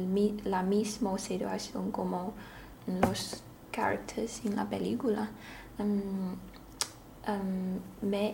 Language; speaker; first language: Spanish; non-native, learner; Chinese